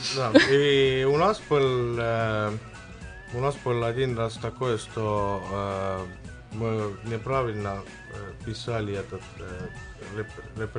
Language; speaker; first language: Russian; non-native, learner; Estonian